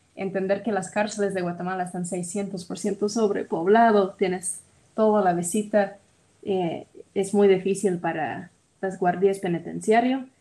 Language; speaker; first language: Spanish; non-native, fluent; English